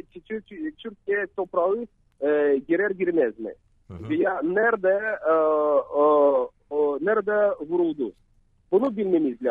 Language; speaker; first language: Turkish; non-native, fluent; Russian